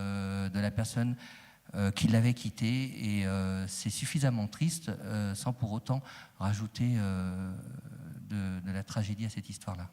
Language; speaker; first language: French; native; French